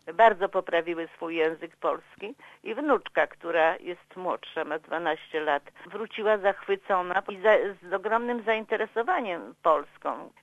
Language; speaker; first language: Polish; native; Polish